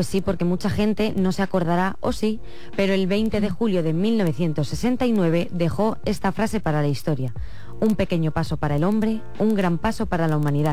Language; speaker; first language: Spanish; native; Spanish